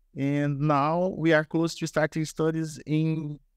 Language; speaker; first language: English; non-native, learner; Portuguese